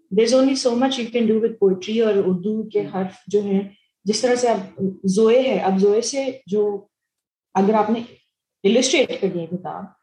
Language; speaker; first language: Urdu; native; Urdu